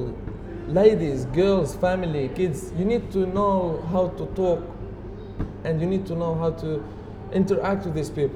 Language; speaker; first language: English; non-native, fluent; Arabic